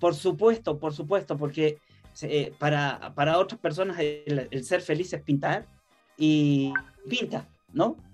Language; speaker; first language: Spanish; native; Spanish